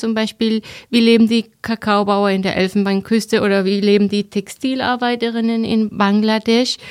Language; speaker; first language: German; non-native, fluent; Spanish